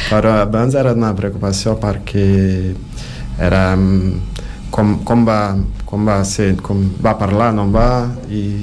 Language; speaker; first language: Catalan; non-native, fluent; Portuguese